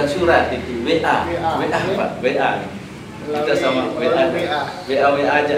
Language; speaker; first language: Indonesian; non-native, local second language; Sasak